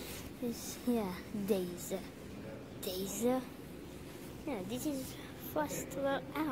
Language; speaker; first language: Dutch; non-native, learner; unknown